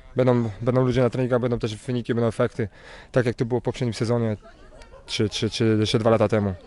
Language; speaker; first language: Polish; native; Polish